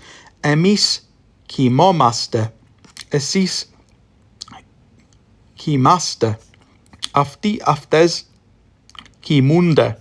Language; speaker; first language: Greek; non-native, learner; English